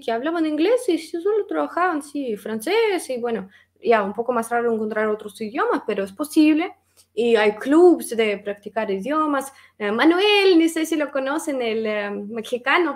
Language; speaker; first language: Spanish; non-native, fluent; Russian